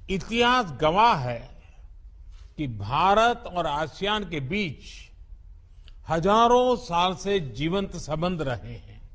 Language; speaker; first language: Hindi; non-native, local second language; Gujarati